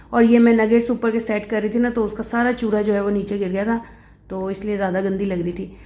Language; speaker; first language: Urdu; non-native, local second language; Punjabi